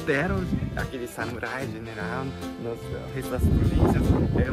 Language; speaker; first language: Portuguese; non-native, local second language; Japanese